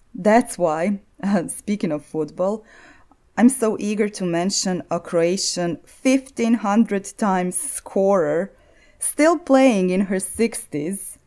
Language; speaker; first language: English; non-native, fluent; Croatian